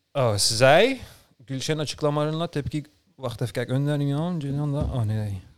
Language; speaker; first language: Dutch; early bilingual, other home language; Turkish